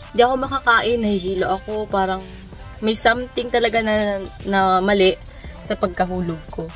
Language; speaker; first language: Filipino; non-native, local second language; Bikol